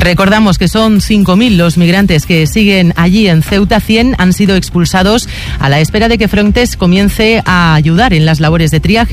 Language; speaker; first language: Spanish; native; Spanish